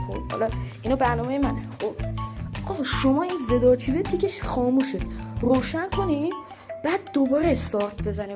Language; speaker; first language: Persian; native; Persian